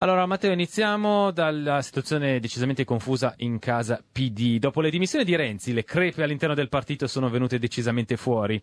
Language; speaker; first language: Italian; native; Italian